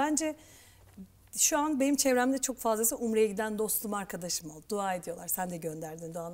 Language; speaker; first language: Turkish; native; Turkish